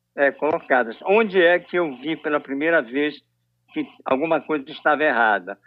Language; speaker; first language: Portuguese; native; Portuguese